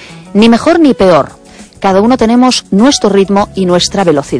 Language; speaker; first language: Spanish; native; Spanish